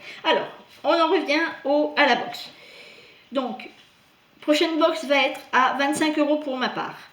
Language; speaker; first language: French; native; French